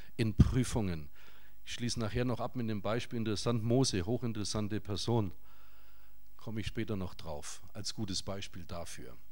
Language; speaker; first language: German; native; German